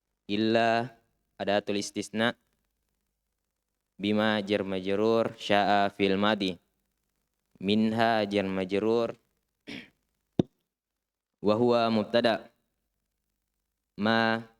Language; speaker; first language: Arabic; non-native, learner; Indonesian